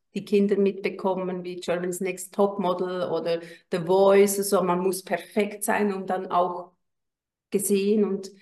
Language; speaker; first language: German; native; German